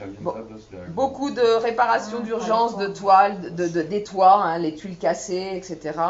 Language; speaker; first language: French; native; French